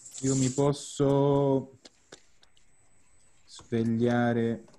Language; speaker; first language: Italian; non-native, fluent; Spanish